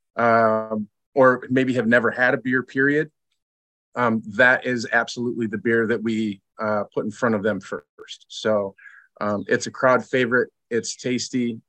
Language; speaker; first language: English; native; English